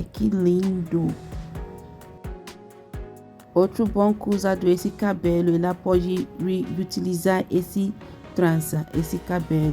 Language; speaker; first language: Portuguese; non-native, learner; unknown